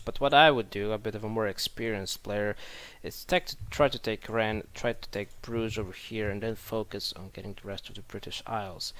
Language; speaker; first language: English; non-native, fluent; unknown